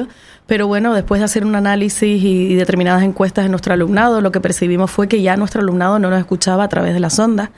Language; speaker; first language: Spanish; native; Spanish